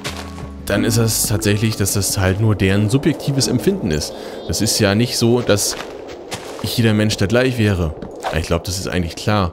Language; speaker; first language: German; native; German